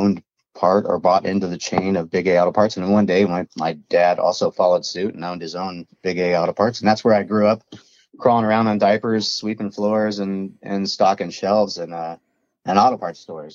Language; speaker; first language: English; native; English